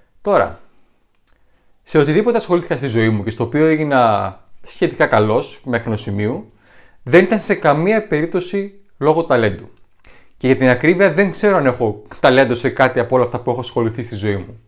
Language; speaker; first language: Greek; native; Greek